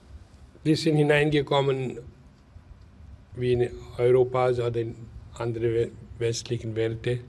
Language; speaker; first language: German; non-native, learner; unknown